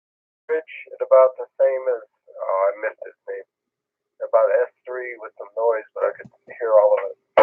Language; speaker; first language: English; native; English